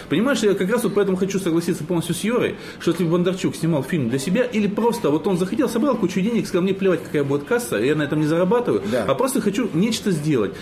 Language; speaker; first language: Russian; native; Russian